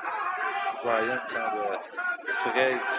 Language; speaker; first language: French; native; French